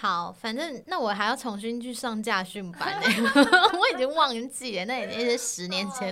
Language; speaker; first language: Chinese; native; Chinese